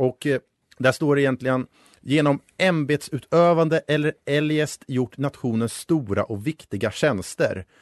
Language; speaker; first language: Swedish; native; Swedish